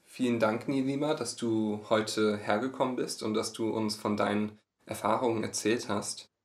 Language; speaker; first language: German; native; German